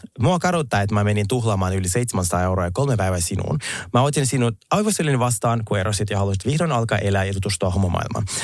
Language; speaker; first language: Finnish; native; Finnish